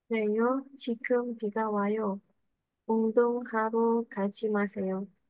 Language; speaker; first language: Korean; non-native, learner; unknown